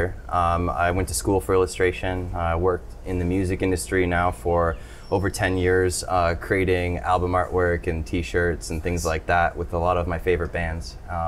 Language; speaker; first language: English; native; English